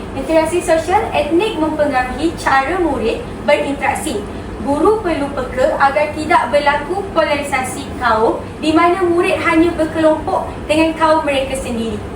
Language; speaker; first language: Malay; native; Malay